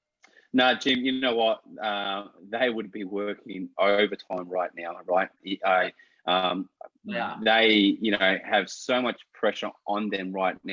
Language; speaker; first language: English; native; English